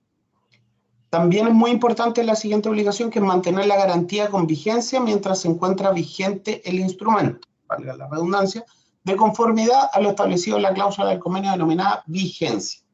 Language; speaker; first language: Spanish; native; Spanish